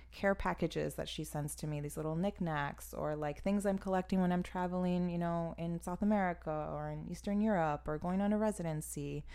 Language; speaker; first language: English; native; English